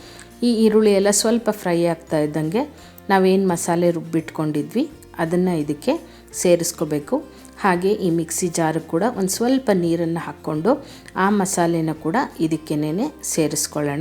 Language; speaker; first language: Kannada; native; Kannada